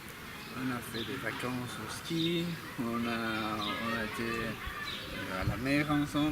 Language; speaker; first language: French; native; French